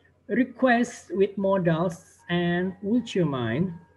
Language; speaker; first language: English; non-native, fluent; Indonesian